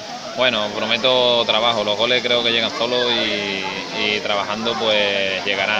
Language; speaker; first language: Spanish; native; Spanish